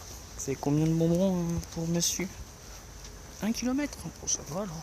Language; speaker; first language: French; native; French